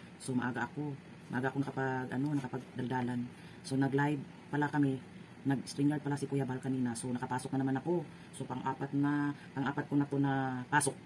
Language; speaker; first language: Filipino; non-native, local second language; Cebuano